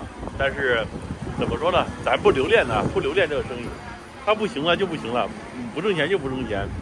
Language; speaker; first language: Chinese; native; Chinese